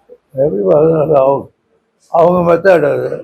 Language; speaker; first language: Tamil; native; Tamil